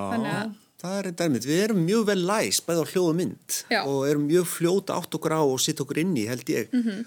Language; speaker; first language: Icelandic; native; Icelandic